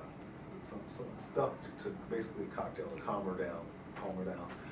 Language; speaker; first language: English; native; English